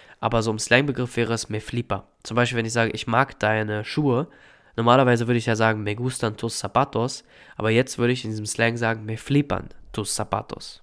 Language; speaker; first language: German; native; German